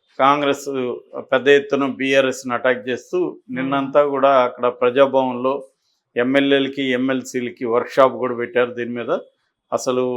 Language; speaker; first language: Telugu; native; Telugu